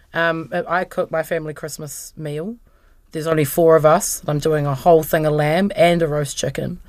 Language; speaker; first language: English; native; English